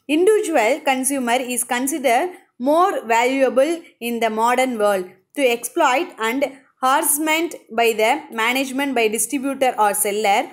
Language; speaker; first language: English; non-native, local second language; Tamil